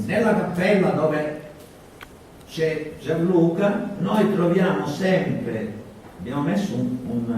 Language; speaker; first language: Italian; native; Italian